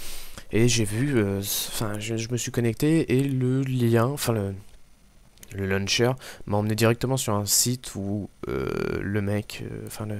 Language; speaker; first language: French; native; French